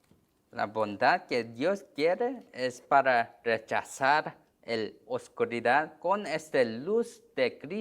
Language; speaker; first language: Spanish; non-native, learner; Korean